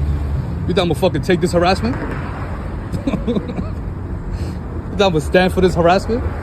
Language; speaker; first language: English; native; English